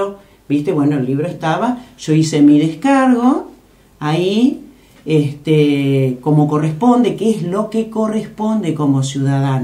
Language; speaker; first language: Spanish; native; Spanish